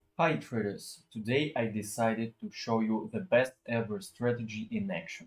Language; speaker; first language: English; non-native, fluent; Russian